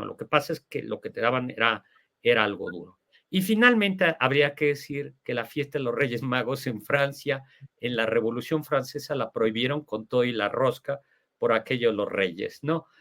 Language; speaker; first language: Spanish; native; Spanish